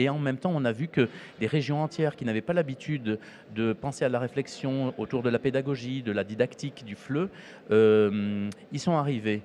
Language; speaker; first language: French; native; French